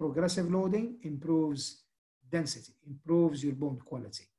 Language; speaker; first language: English; non-native, fluent; Arabic